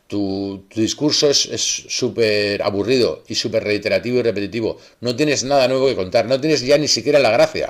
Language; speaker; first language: Spanish; native; Spanish